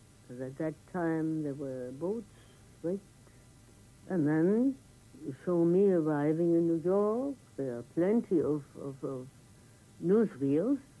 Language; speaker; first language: English; non-native, fluent; German